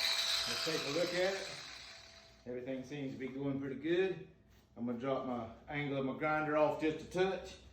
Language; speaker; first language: English; native; English